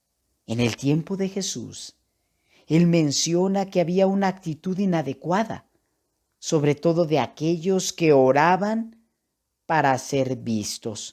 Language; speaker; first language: Spanish; native; Spanish